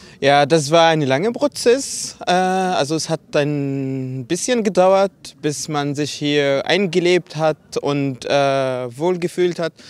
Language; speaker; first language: German; non-native, fluent; Arabic